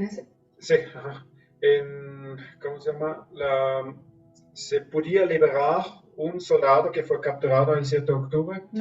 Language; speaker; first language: Spanish; non-native, fluent; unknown